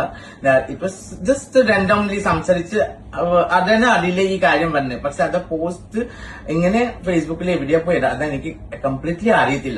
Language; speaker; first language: Malayalam; non-native, fluent; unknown